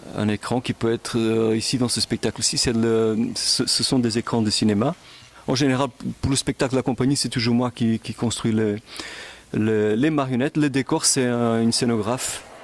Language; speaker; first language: French; native; French